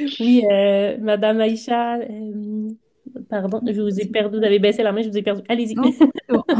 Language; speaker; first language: French; native; French